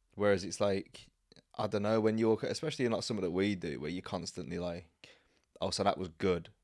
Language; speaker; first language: English; native; English